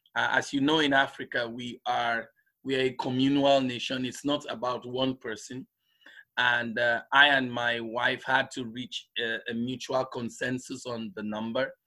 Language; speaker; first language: English; non-native, local second language; Igbo